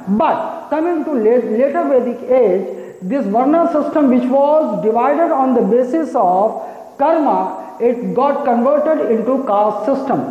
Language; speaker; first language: English; non-native, local second language; Hindi